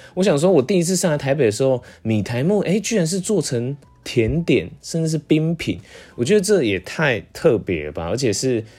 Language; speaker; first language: Chinese; non-native, local second language; Min Nan Chinese